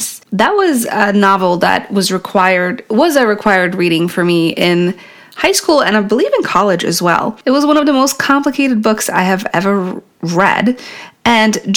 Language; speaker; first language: English; non-native, fluent; Polish